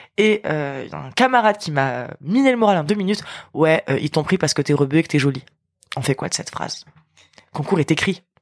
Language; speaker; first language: French; native; French